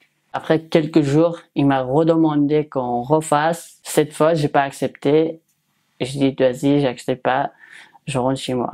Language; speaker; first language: French; non-native, learner; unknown